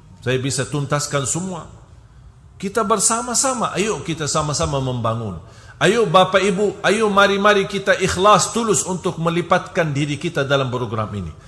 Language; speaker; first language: Malay; non-native, fluent; Arabic